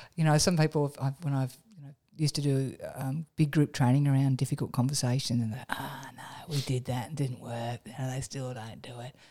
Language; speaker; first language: English; native; English